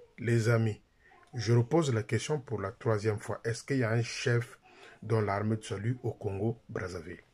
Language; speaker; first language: French; non-native, local second language; Lingala